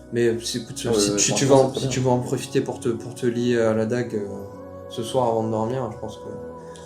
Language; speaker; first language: French; native; French